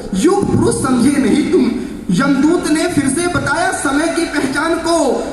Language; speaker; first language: Hindi; native; Hindi